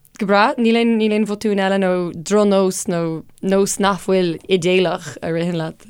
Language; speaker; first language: Irish; non-native, local second language; English